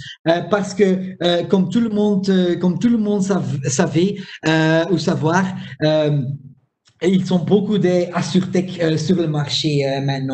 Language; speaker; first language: French; non-native, local second language; Dutch